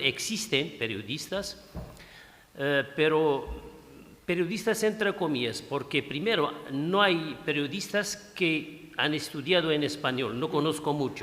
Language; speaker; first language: Spanish; non-native, fluent; Arabic